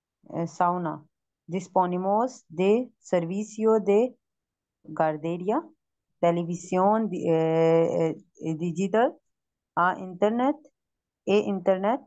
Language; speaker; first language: Spanish; non-native, learner; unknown